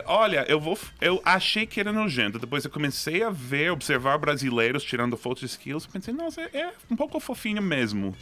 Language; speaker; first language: Portuguese; non-native, fluent; English